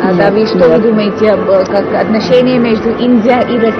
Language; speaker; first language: Russian; non-native, learner; Hindi